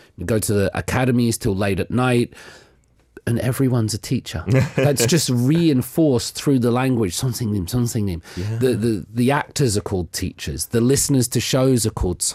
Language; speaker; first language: English; native; English